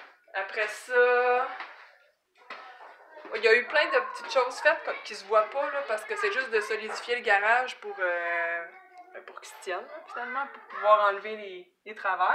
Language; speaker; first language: French; native; French